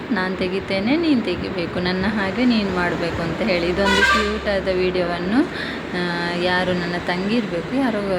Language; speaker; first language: Kannada; non-native, local second language; Konkani